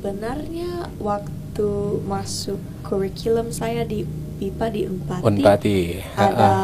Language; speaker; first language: Indonesian; early bilingual, heritage; English